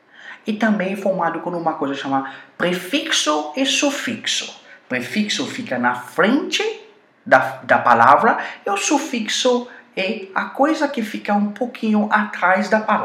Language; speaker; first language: Portuguese; non-native, fluent; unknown